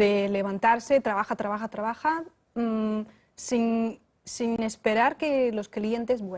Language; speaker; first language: Spanish; non-native, fluent; Chinese